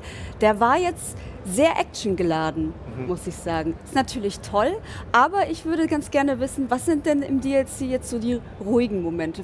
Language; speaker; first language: German; native; German